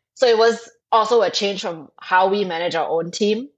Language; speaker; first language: English; non-native, fluent; Thai